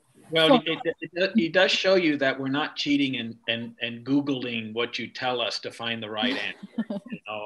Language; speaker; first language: English; native; English